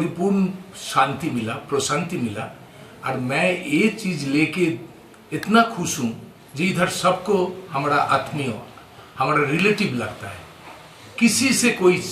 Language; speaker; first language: Hindi; non-native, local second language; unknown